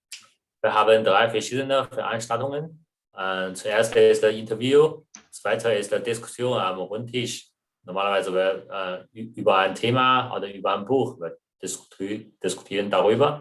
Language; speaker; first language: German; non-native, learner; Chinese